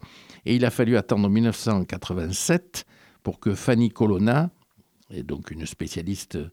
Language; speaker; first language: French; native; French